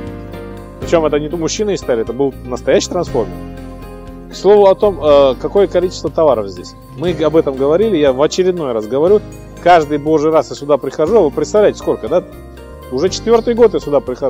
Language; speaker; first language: Russian; native; Russian